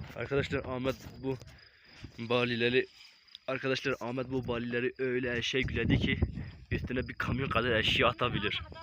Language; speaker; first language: Turkish; non-native, local second language; Kurdish